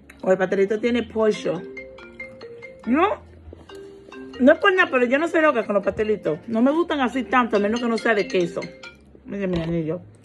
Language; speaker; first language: Spanish; early bilingual, heritage; Spanish